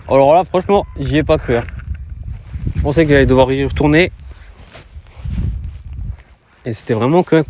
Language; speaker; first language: French; native; French